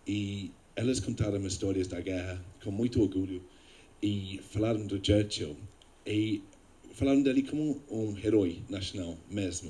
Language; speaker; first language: Portuguese; non-native, fluent; English